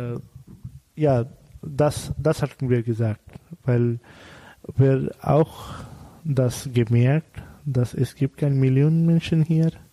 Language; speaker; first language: German; non-native, learner; Bangla